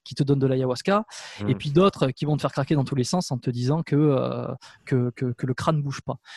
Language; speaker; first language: French; native; French